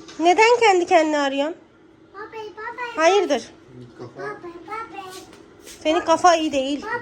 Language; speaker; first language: Turkish; non-native, fluent; Urdu